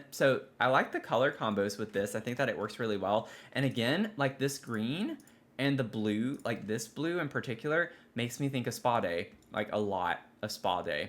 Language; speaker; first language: English; native; English